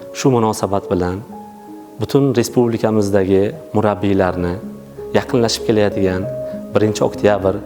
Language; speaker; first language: Uzbek; native; Uzbek